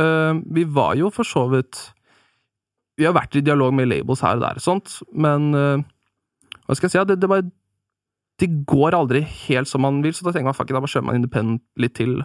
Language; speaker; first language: Norwegian; native; Norwegian